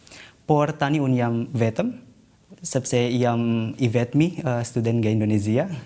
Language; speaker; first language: Albanian; non-native, learner; Indonesian